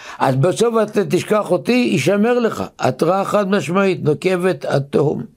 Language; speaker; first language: Hebrew; native; Hebrew